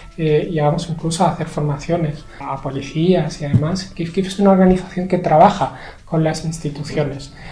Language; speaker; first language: Spanish; early bilingual, other home language; Arabic